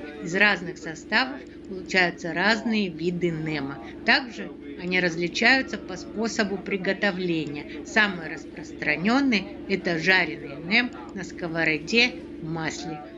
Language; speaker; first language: Russian; native; Russian